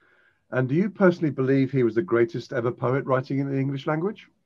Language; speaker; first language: English; native; English